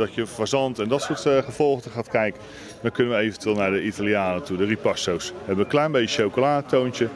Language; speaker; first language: Dutch; native; Dutch